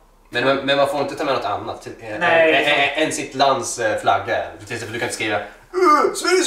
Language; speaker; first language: Swedish; native; Swedish